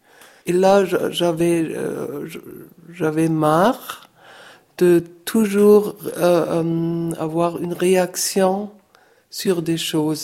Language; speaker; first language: French; non-native, fluent; German